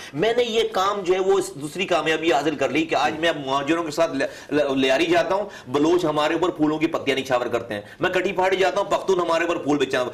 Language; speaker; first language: Urdu; native; Urdu